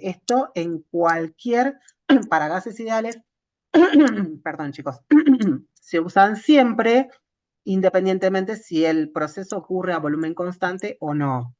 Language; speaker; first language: Spanish; native; Spanish